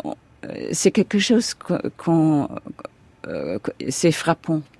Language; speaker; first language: French; non-native, fluent; English